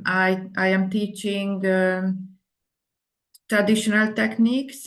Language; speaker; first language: English; non-native, fluent; Indonesian